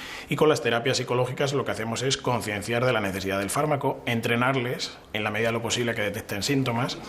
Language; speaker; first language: Spanish; native; Spanish